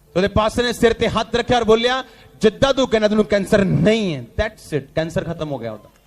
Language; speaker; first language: Hindi; non-native, local second language; Punjabi